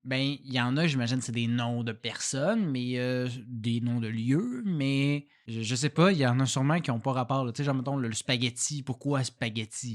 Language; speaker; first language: French; native; French